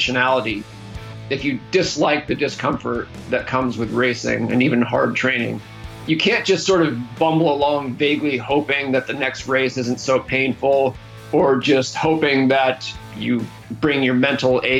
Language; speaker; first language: English; native; English